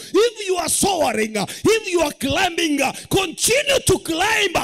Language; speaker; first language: English; non-native, local second language; Swahili